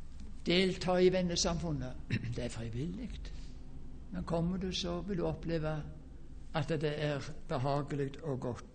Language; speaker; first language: Norwegian; native; Norwegian